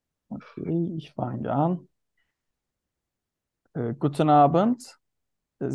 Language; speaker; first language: German; non-native, learner; Turkish